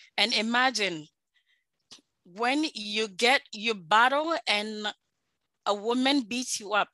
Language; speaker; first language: English; non-native, local second language; Akan